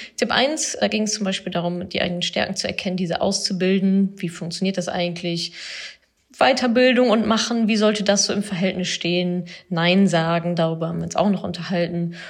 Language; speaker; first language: German; native; German